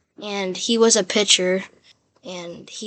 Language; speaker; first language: English; native; English